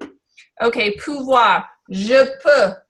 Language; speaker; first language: French; non-native, learner; English